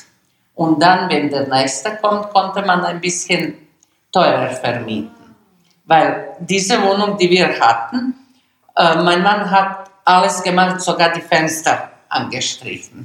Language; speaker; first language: German; non-native, learner; Bosnian